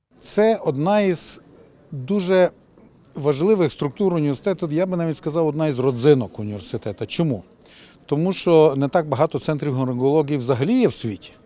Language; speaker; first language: Ukrainian; native; Ukrainian